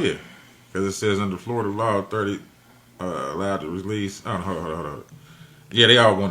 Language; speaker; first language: English; native; English